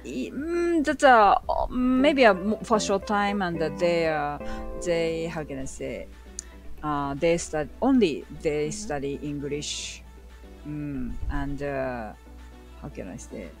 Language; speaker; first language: English; non-native, learner; Japanese